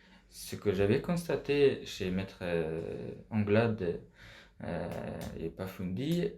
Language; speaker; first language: French; non-native, fluent; Persian